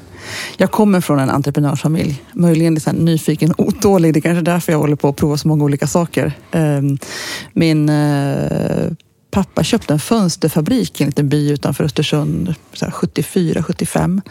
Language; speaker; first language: Swedish; native; Swedish